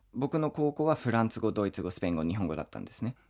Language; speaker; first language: Japanese; non-native, fluent; English